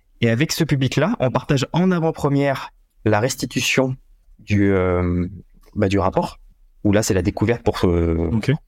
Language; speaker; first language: French; native; French